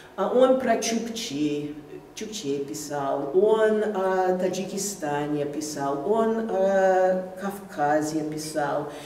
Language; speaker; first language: Russian; non-native, fluent; English